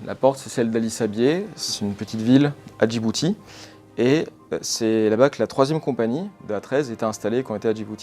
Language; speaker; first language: French; native; French